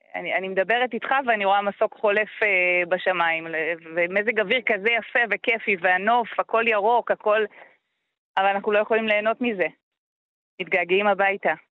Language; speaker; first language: Hebrew; native; Hebrew